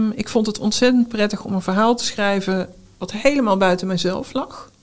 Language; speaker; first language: Dutch; native; Dutch